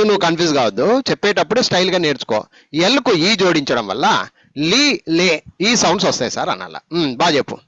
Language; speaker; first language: Telugu; native; Telugu